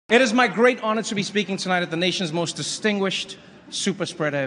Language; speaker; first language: English; native; English